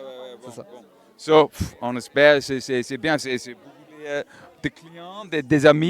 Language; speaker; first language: French; non-native, learner; English